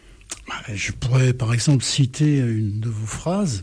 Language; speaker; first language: French; native; French